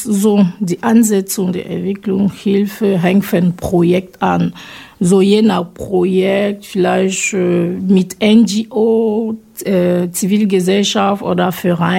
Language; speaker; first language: German; non-native, fluent; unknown